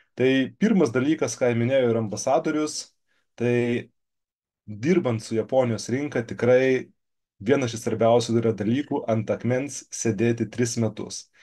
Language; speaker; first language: Lithuanian; native; Lithuanian